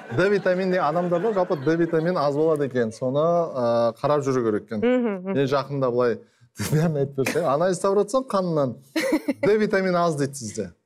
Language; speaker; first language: Kazakh; native; Kazakh